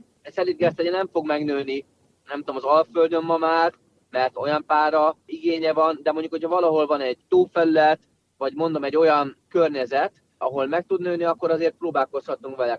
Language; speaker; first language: Hungarian; native; Hungarian